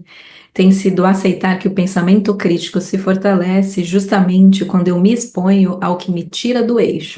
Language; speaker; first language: Portuguese; native; Portuguese